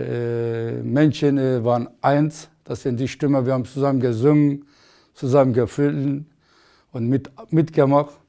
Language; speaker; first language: German; non-native, learner; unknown